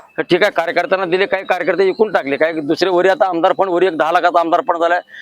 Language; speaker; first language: Marathi; native; Marathi